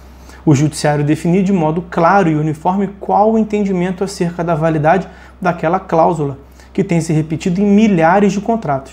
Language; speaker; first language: Portuguese; native; Portuguese